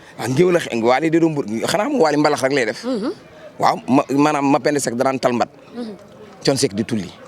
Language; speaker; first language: Wolof; native; Wolof